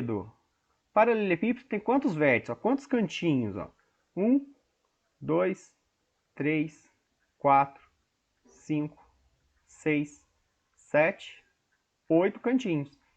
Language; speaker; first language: Portuguese; native; Portuguese